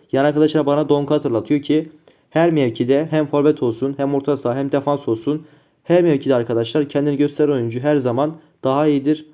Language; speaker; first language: Turkish; native; Turkish